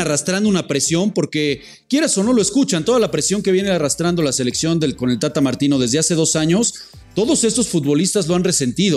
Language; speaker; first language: Spanish; native; Spanish